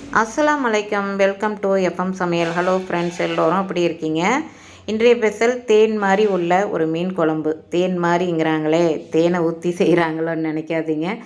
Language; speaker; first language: Tamil; native; Tamil